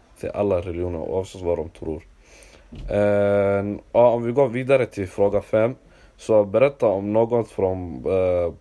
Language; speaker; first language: Swedish; non-native, local second language; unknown